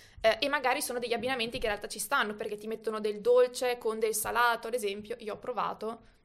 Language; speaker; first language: Italian; native; Italian